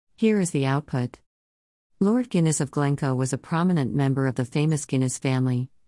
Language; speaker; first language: English; native; English